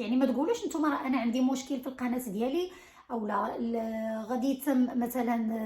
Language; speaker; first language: Arabic; native; Arabic